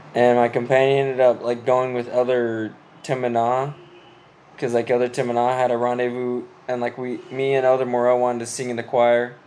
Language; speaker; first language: English; native; English